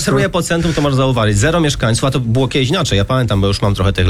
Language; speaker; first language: Polish; native; Polish